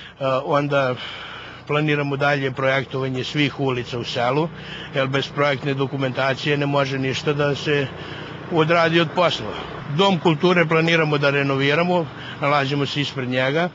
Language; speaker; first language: Serbian; native; Serbian